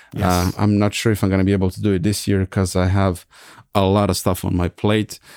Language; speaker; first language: English; non-native, fluent; Serbian